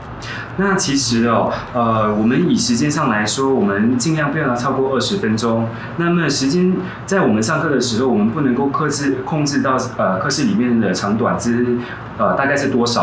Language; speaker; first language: Chinese; native; Chinese